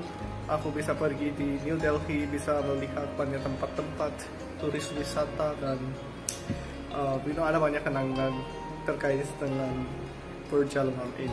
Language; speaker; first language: Indonesian; non-native, learner; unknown